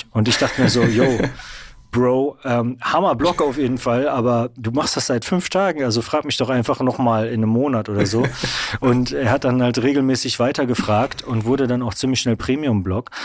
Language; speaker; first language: German; native; German